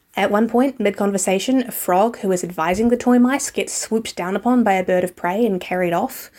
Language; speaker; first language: English; native; English